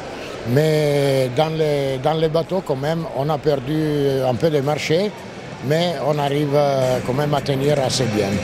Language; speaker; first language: French; non-native, fluent; Italian